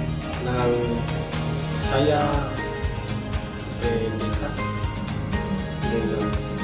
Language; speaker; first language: Indonesian; non-native, learner; Spanish